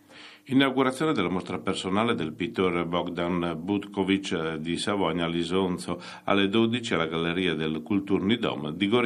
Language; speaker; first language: Italian; native; Italian